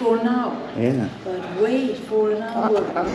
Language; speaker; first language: English; non-native, fluent; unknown